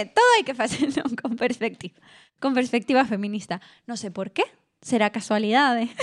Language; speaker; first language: Galician; non-native, local second language; Spanish